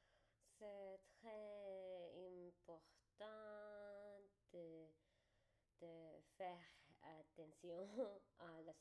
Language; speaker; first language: French; non-native, learner; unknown